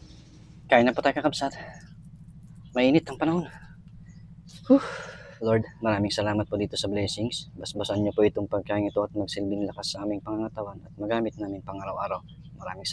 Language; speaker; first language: Filipino; non-native, local second language; Iloko